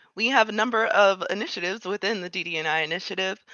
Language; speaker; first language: English; native; English